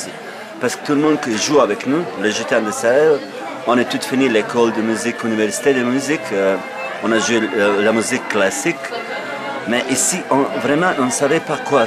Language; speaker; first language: French; non-native, fluent; Bosnian